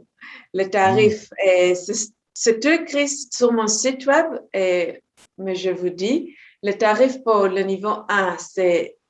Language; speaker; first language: French; non-native, fluent; Hebrew